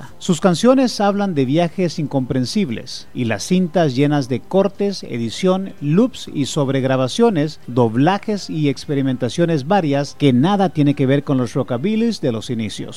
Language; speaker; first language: Spanish; native; Spanish